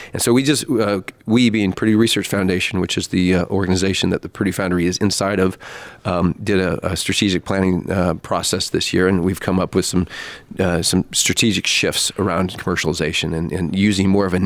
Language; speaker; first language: English; native; English